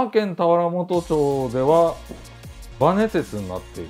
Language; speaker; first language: Japanese; native; Japanese